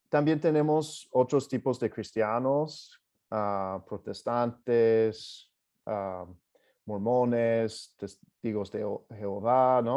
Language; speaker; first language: Spanish; non-native, fluent; English